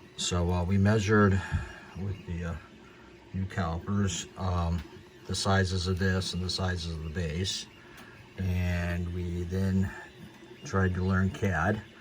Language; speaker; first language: English; native; English